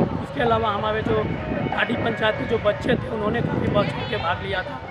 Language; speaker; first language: Hindi; native; Hindi